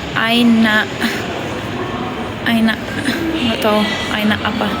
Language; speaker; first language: Indonesian; non-native, learner; Turkish